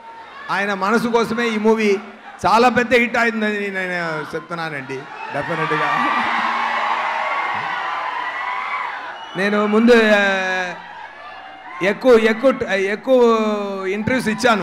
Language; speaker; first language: Telugu; non-native, learner; Tamil